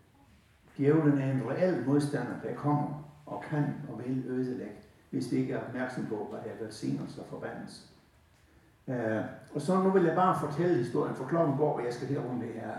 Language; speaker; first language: Danish; native; Danish